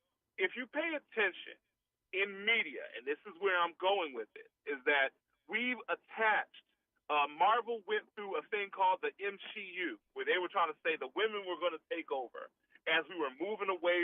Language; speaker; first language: English; native; English